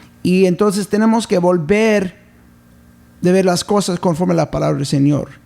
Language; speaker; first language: Spanish; early bilingual, heritage; English